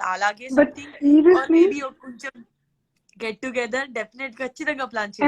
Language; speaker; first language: Telugu; non-native, learner; Gujarati